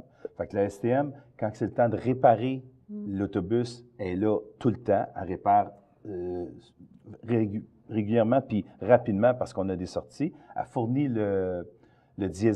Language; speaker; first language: French; native; French